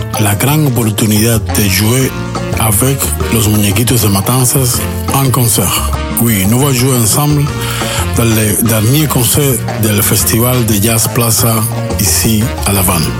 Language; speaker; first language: French; non-native, learner; Spanish